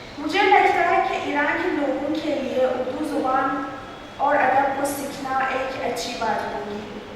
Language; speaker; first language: Urdu; non-native, fluent; Persian